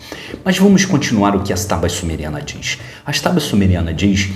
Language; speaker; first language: Portuguese; native; Portuguese